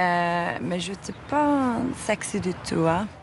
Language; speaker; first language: French; non-native, fluent; Swedish